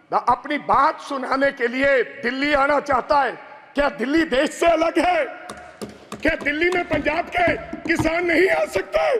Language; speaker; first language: Hindi; non-native, local second language; Punjabi